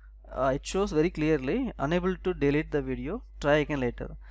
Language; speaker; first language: English; non-native, local second language; Tamil